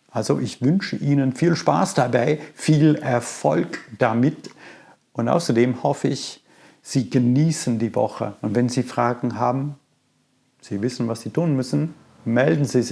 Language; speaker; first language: German; non-native, fluent; English